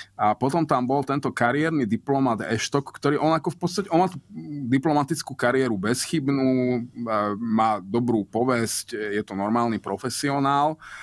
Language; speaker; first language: Slovak; non-native, local second language; Hungarian